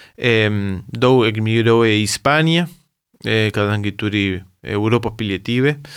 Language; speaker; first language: Lithuanian; early bilingual, heritage; Lithuanian